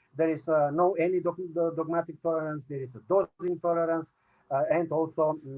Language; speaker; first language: English; non-native, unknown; Macedonian